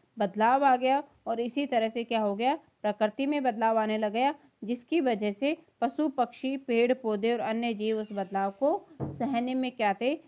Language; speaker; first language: Hindi; native; Hindi